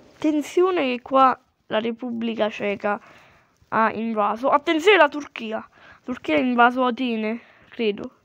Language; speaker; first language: Italian; native; Italian